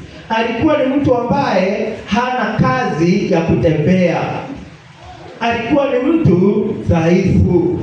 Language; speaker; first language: Swahili; non-native, local second language; Kikuyu